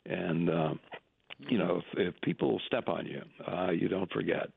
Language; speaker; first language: English; native; English